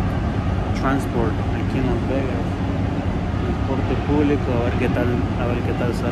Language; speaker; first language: Spanish; early bilingual, other home language; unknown